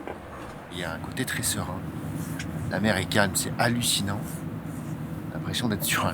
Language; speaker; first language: French; native; French